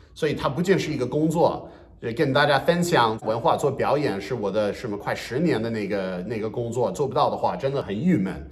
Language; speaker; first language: Chinese; non-native, fluent; English